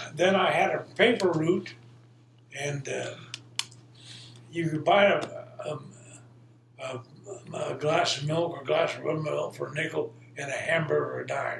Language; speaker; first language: English; native; English